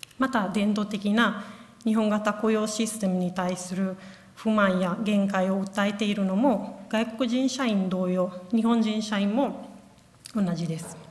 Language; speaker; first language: Japanese; non-native, fluent; Italian